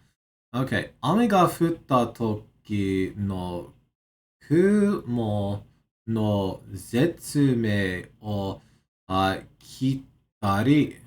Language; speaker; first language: Japanese; non-native, learner; English